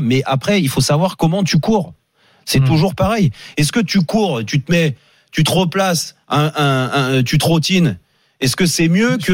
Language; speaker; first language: French; native; French